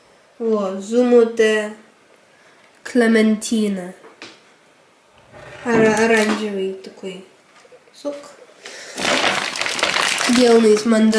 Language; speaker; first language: Russian; early bilingual, heritage; Russian